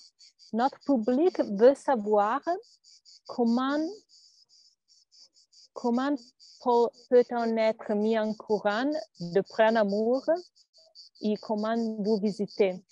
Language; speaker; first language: French; non-native, learner; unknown